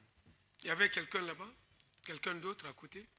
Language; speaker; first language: French; native; French